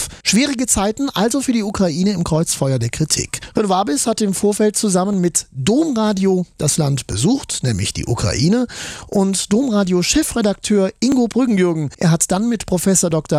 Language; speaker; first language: German; native; German